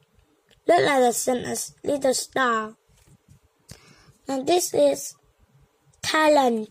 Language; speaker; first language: English; non-native, learner; Vietnamese